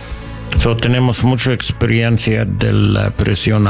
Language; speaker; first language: Spanish; non-native, learner; English